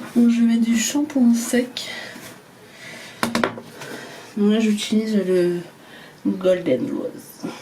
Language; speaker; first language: French; native; French